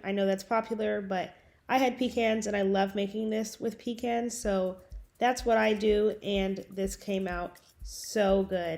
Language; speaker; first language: English; native; English